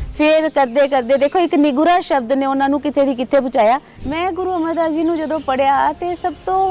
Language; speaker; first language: Punjabi; non-native, local second language; Hindi